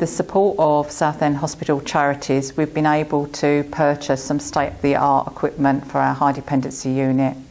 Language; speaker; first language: English; native; English